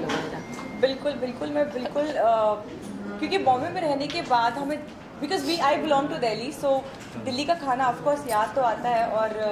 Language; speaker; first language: Hindi; native; Hindi